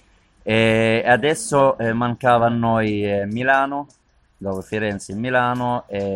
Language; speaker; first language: Italian; non-native, learner; Arabic